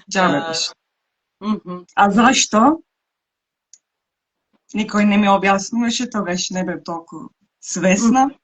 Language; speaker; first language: Macedonian; non-native, local second language; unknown